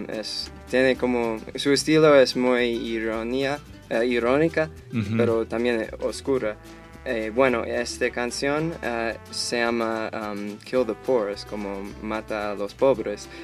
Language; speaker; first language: Spanish; non-native, fluent; English